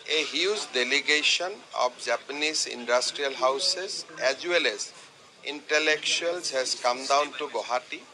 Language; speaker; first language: English; non-native, local second language; Assamese